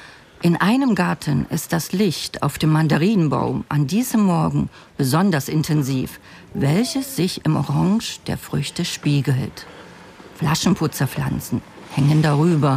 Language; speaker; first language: German; native; German